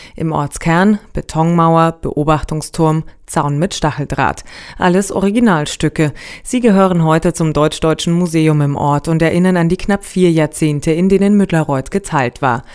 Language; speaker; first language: German; native; German